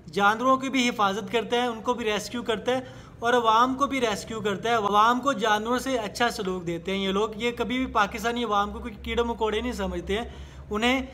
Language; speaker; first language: Urdu; native; Urdu